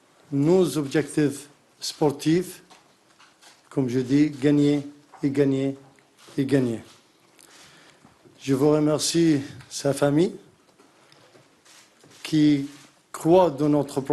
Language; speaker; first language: French; non-native, learner; Arabic